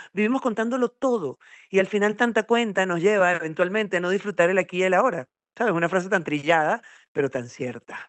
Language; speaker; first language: Spanish; native; Spanish